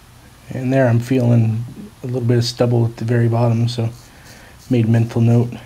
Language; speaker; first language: English; native; English